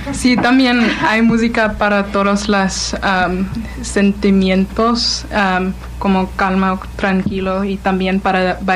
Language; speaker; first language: Spanish; non-native, learner; English